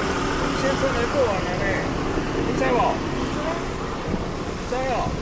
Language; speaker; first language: Chinese; native; Chinese